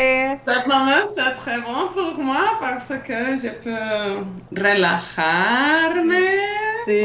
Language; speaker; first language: French; non-native, learner; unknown